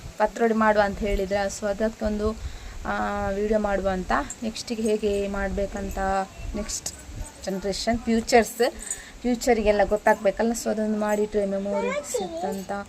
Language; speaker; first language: Kannada; non-native, local second language; Tulu